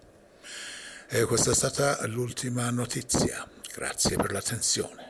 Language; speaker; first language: Italian; non-native, fluent; Persian